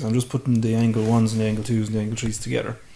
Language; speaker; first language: English; native; English